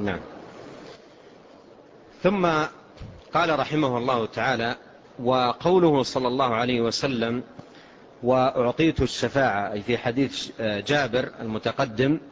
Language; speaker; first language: Arabic; native; Arabic